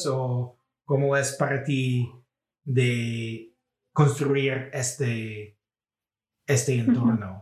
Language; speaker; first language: Spanish; non-native, fluent; English